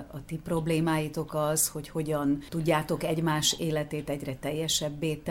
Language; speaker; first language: Hungarian; native; Hungarian